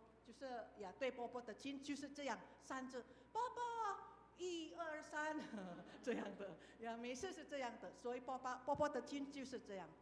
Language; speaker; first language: Chinese; non-native, fluent; Indonesian